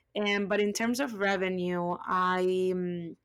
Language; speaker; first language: English; non-native, fluent; Spanish